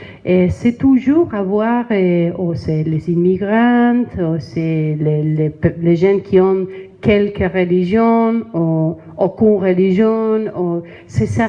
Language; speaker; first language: French; non-native, learner; Spanish